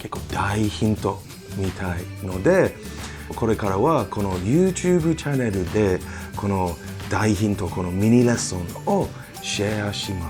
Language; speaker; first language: Japanese; non-native, fluent; English